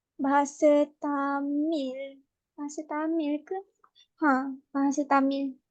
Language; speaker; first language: Malay; native; Malay